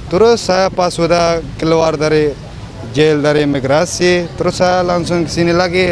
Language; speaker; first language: Indonesian; early bilingual, other home language; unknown